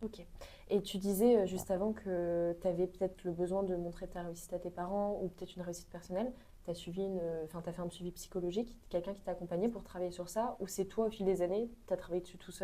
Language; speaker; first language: French; native; French